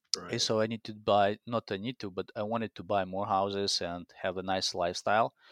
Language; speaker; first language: English; non-native, fluent; Russian